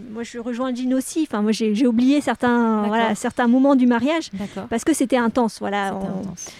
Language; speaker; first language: French; native; French